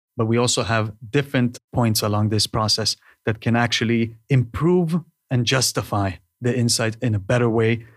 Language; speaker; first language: English; non-native, fluent; Hebrew